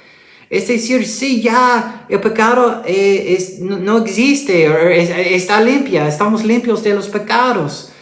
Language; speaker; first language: Spanish; non-native, fluent; English